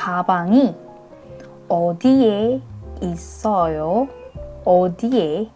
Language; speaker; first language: Korean; non-native, fluent; Indonesian